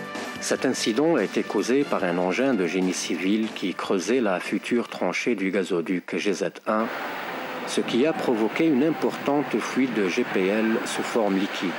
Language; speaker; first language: French; non-native, local second language; Arabic